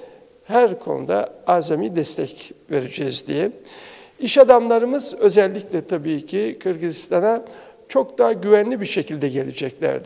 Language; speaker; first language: Turkish; native; Turkish